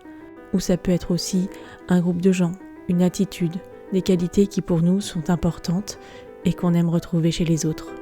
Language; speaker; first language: French; native; French